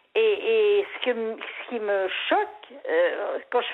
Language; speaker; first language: French; native; French